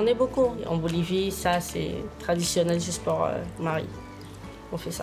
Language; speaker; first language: French; non-native, fluent; Spanish